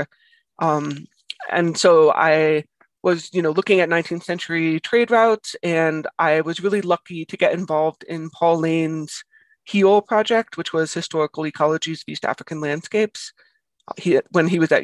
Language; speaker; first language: English; native; English